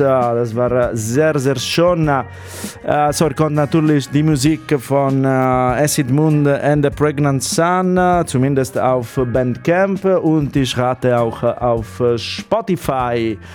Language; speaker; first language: German; non-native, learner; Italian